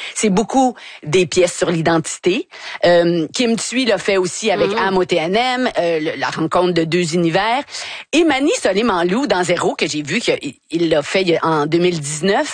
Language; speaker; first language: French; native; French